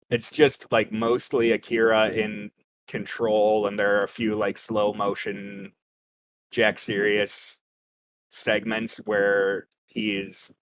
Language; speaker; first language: English; native; English